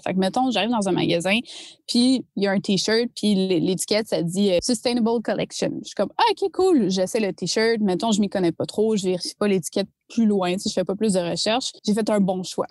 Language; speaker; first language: French; native; French